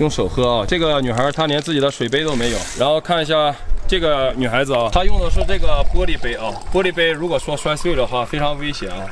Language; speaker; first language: Chinese; native; Chinese